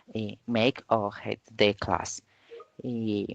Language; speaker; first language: English; non-native, learner; Spanish